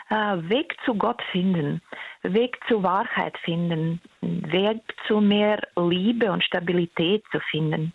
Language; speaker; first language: German; non-native, fluent; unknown